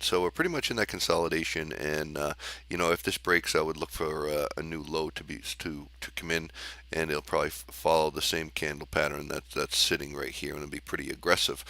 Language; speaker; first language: English; native; English